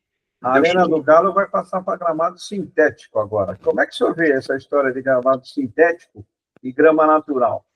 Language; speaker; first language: Portuguese; native; Portuguese